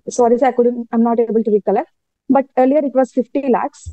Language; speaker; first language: English; non-native, local second language; Telugu